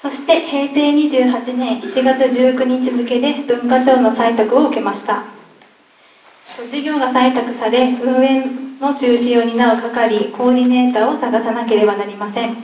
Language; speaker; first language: Japanese; native; Japanese